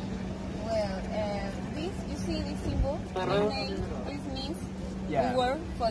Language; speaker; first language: English; non-native, learner; Spanish